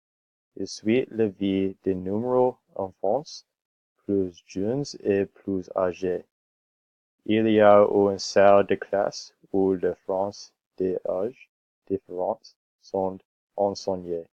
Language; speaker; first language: French; non-native, learner; English